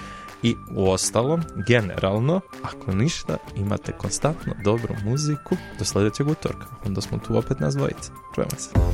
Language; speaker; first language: Serbian; native; Serbian